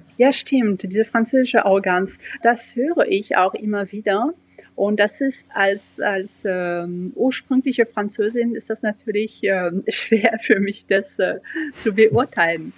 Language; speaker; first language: German; non-native, fluent; French